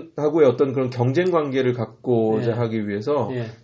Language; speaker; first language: Korean; native; Korean